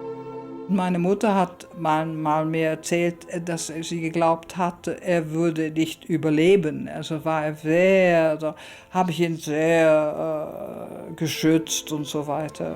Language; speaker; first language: German; early bilingual, heritage; German